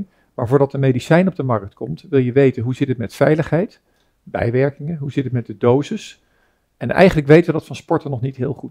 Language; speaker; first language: Dutch; native; Dutch